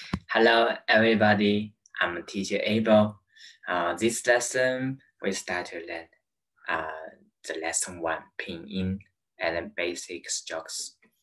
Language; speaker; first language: English; non-native, learner; Chinese